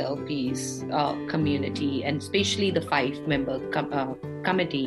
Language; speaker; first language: English; non-native, local second language; Hindi